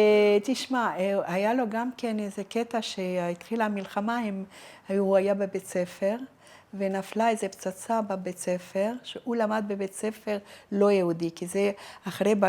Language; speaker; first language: Hebrew; non-native, fluent; Arabic